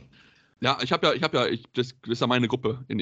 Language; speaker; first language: German; native; German